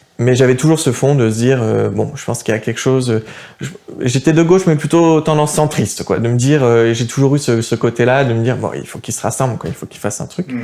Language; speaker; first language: French; early bilingual, other home language; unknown